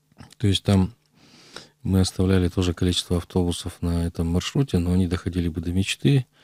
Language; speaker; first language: Russian; native; Russian